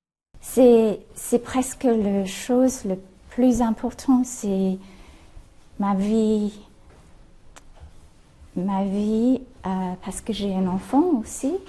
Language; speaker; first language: French; non-native, fluent; English